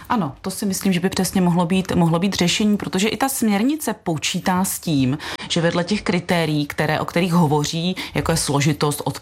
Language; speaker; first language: Czech; native; Czech